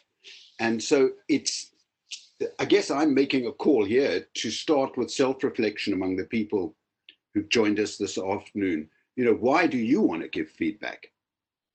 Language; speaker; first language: English; native; English